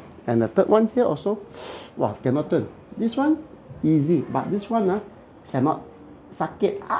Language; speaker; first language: English; non-native, local second language; Cantonese